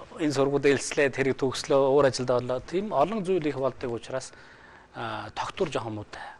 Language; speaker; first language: Mongolian; non-native, fluent; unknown